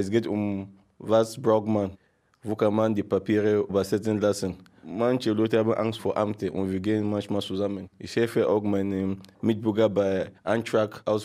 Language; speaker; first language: German; non-native, fluent; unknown